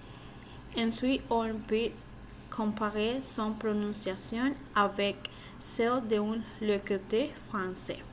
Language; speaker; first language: French; non-native, learner; Spanish